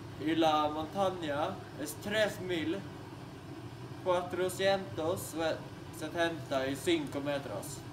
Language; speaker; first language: Spanish; non-native, learner; Swedish